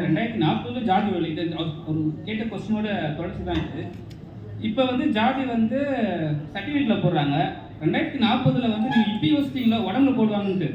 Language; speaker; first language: Tamil; native; Tamil